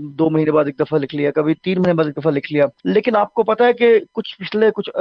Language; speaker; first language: Urdu; non-native, local second language; Saraiki